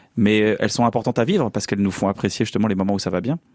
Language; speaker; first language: French; native; French